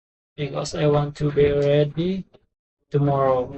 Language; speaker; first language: English; non-native, learner; Indonesian